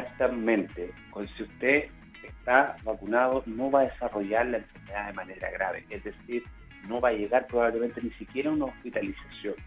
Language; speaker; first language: Spanish; native; Spanish